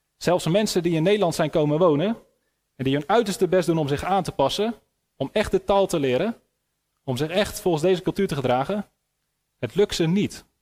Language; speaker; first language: Dutch; native; Dutch